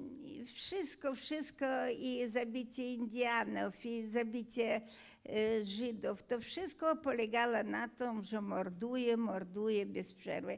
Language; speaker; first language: Polish; non-native, fluent; Hungarian